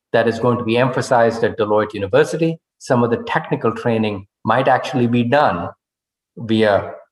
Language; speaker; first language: English; non-native, local second language; Hindi